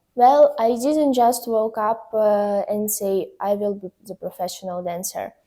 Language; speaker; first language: English; non-native, learner; Ukrainian